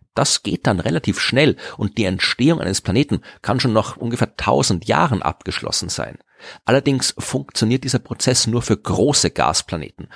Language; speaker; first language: German; native; German